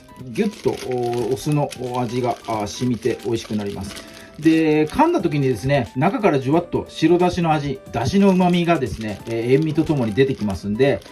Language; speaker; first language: Japanese; native; Japanese